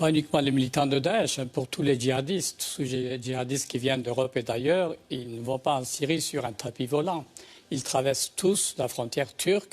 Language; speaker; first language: French; native; French